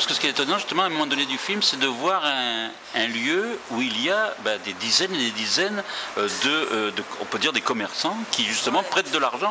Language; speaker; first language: French; native; French